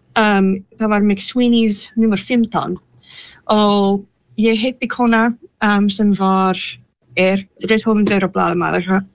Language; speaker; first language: Icelandic; non-native, fluent; English